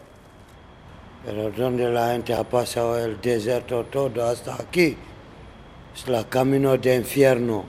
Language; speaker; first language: Spanish; non-native, learner; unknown